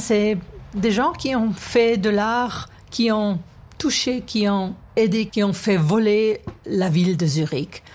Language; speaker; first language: French; non-native, fluent; German